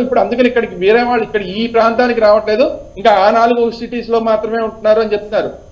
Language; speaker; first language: Telugu; native; Telugu